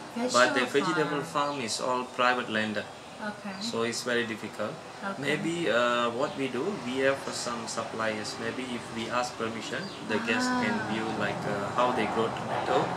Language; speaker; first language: English; non-native, local second language; Tamil